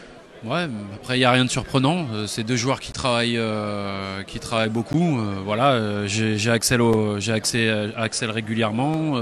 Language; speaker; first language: French; native; French